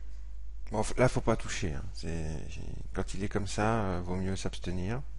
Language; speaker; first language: French; native; French